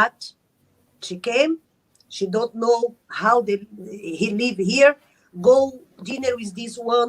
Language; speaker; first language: English; non-native, learner; Arabic